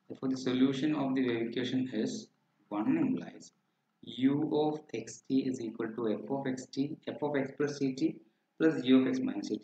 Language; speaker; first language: English; non-native, local second language; Malayalam